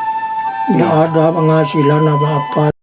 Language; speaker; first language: Indonesian; non-native, local second language; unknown